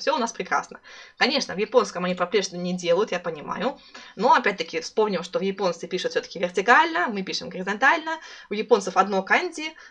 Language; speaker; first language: Russian; native; Russian